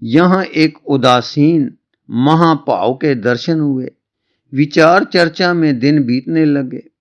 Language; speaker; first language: Hindi; non-native, local second language; Punjabi